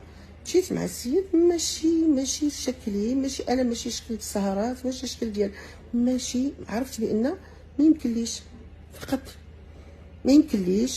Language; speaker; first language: Arabic; native; Arabic